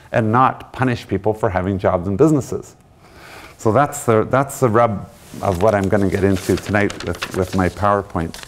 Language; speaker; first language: English; native; English